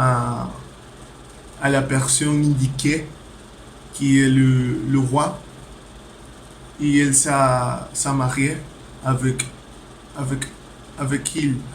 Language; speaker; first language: French; non-native, learner; Spanish